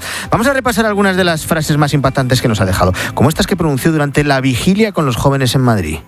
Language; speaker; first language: Spanish; native; Spanish